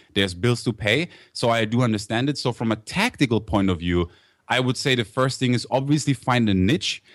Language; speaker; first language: English; non-native, fluent; German